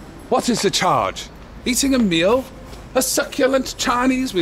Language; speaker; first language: English; native; English